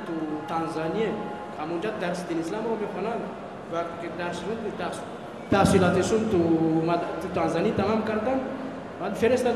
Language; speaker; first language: Persian; non-native, learner; Malagasy